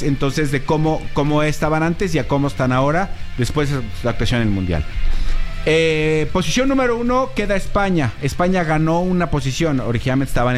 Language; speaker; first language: Spanish; native; Spanish